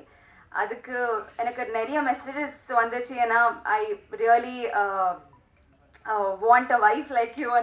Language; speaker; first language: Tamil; non-native, learner; Telugu